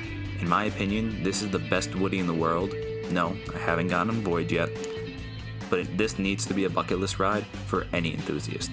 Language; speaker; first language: English; native; English